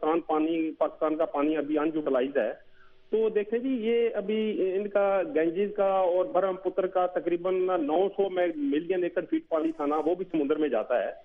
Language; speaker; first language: Urdu; native; Urdu